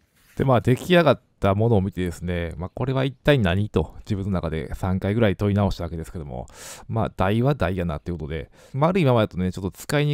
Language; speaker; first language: Japanese; native; Japanese